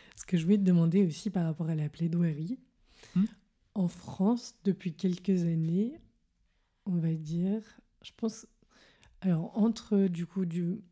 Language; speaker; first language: French; native; French